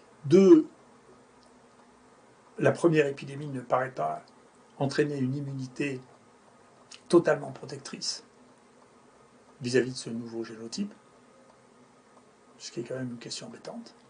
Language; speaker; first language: French; native; French